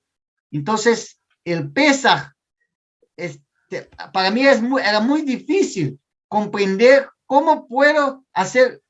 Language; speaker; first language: Spanish; non-native, fluent; Portuguese